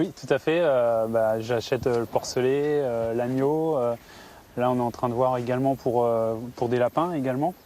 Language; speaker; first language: French; native; French